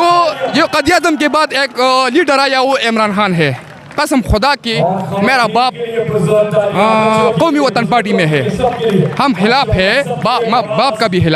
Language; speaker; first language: Hindi; non-native, local second language; Pashto